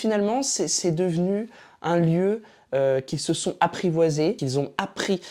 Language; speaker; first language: French; native; French